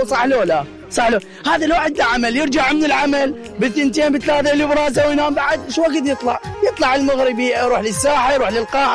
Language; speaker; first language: Arabic; native; Arabic